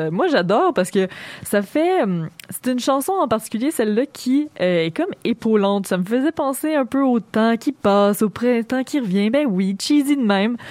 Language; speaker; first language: French; native; French